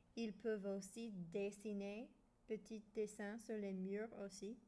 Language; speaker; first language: French; non-native, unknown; English